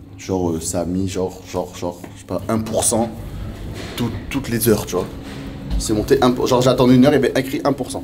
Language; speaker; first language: French; native; French